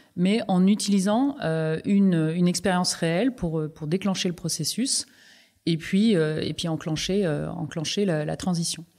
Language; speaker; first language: French; native; French